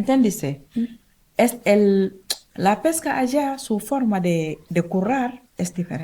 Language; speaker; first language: Spanish; non-native, learner; Wolof